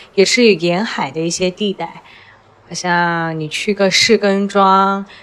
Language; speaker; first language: Chinese; native; Chinese